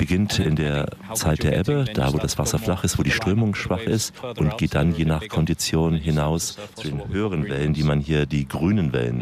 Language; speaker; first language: German; native; German